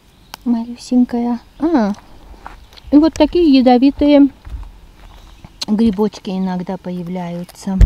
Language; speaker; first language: Russian; non-native, fluent; Armenian